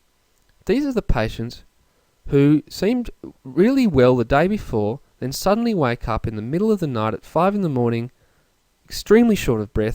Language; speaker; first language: English; native; English